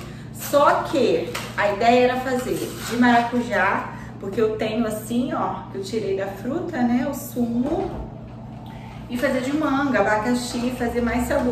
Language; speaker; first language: Portuguese; native; Portuguese